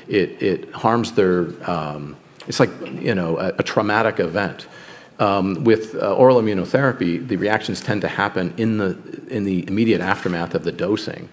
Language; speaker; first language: English; native; English